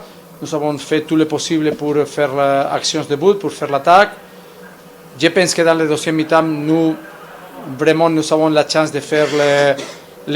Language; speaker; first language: French; non-native, fluent; Spanish